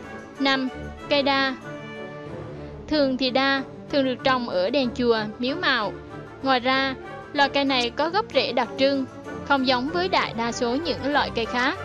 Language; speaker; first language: Vietnamese; native; Vietnamese